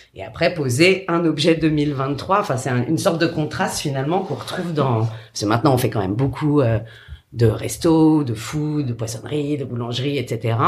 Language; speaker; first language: French; native; French